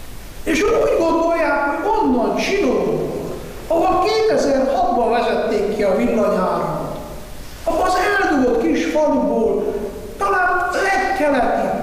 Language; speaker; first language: Hungarian; non-native, fluent; Italian